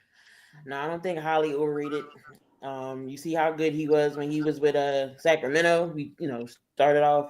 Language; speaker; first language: English; native; English